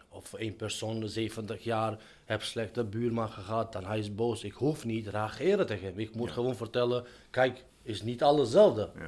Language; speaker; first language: Dutch; non-native, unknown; Albanian